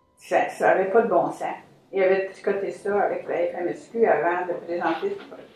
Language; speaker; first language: French; native; French